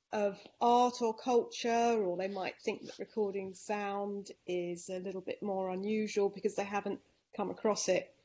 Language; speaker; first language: English; non-native, fluent; Dutch